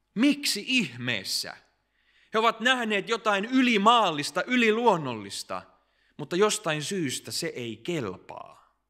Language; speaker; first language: Finnish; early bilingual, heritage; Finnish